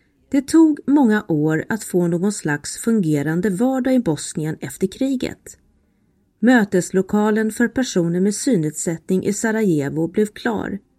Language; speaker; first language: Swedish; native; Swedish